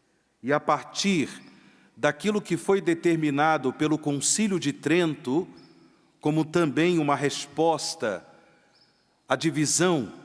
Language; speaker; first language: Portuguese; native; Portuguese